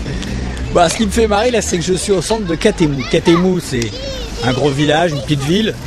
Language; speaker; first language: French; native; French